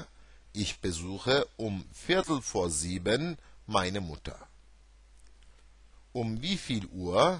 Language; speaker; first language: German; non-native, fluent; Turkish